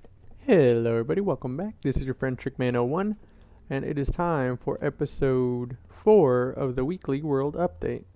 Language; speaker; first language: English; native; English